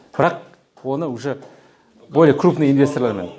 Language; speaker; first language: Russian; non-native, local second language; Kazakh